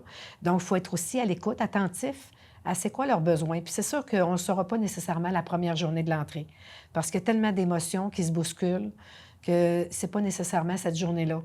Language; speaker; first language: French; native; French